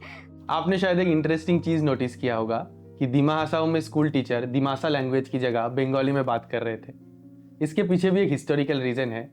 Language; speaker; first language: Hindi; native; Hindi